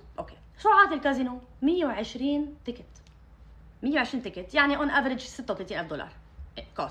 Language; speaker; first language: Arabic; native; Arabic